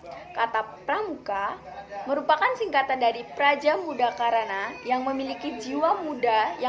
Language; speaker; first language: Indonesian; native; Indonesian